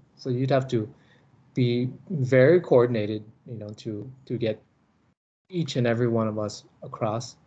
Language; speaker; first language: English; early bilingual, other home language; Lao